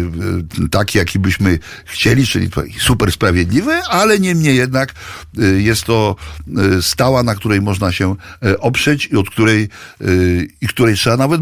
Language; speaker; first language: Polish; native; Polish